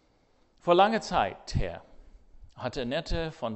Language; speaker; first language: German; non-native, fluent; English